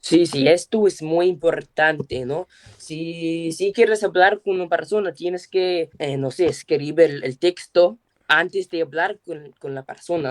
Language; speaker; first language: Spanish; non-native, learner; English